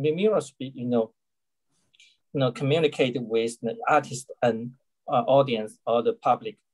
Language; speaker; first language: English; non-native, learner; Chinese